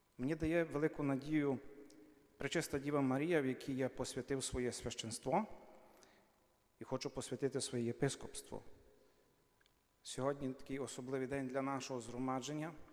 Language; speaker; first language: Ukrainian; native; Ukrainian